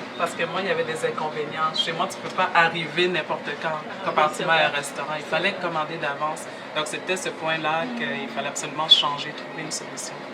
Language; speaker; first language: French; native; French